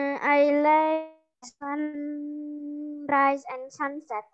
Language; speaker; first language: English; non-native, learner; Indonesian